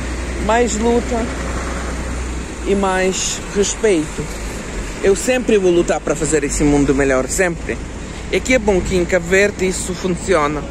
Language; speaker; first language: Portuguese; non-native, learner; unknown